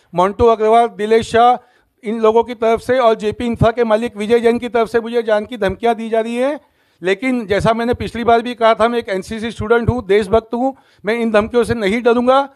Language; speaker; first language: Hindi; native; Hindi